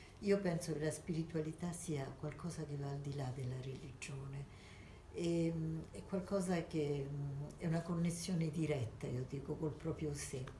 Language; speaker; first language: Italian; early bilingual, other home language; Armenian